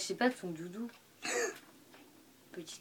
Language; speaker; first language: French; native; French